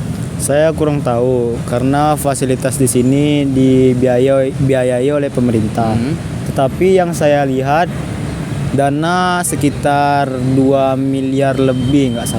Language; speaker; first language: Indonesian; native; Indonesian